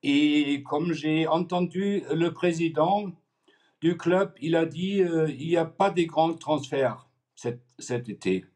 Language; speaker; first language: French; non-native, fluent; German